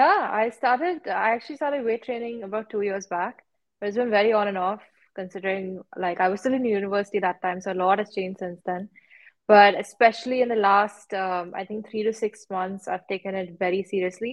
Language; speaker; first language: English; non-native, local second language; Hindi